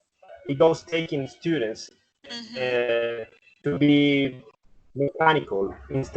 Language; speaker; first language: English; non-native, learner; Spanish